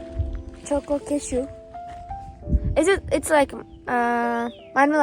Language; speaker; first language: English; non-native, learner; Uzbek